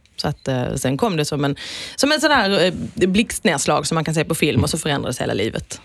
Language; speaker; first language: Swedish; native; Swedish